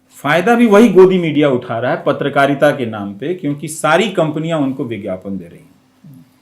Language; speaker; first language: Hindi; non-native, local second language; Bhojpuri